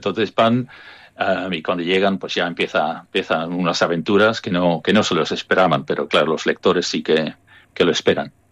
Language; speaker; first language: Spanish; early bilingual, other home language; English